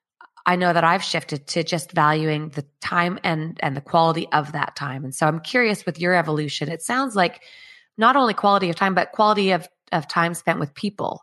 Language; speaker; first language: English; native; English